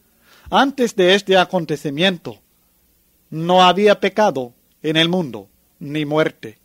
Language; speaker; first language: Spanish; native; Spanish